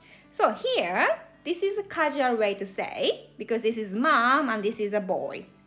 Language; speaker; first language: English; non-native, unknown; Japanese